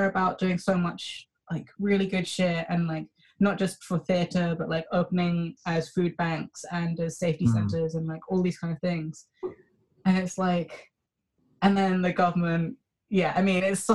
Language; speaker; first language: English; native; English